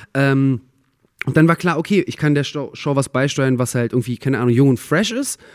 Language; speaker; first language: German; early bilingual, other home language; Russian